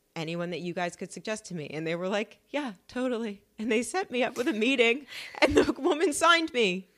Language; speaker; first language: English; native; English